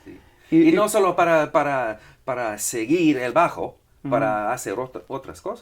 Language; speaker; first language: Spanish; non-native, fluent; English